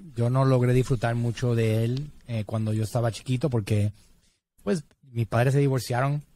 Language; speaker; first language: Spanish; native; Spanish